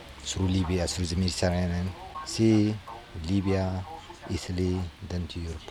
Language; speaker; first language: English; non-native, learner; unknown